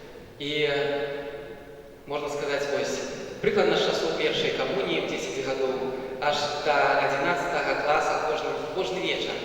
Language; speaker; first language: Belarusian; native; Belarusian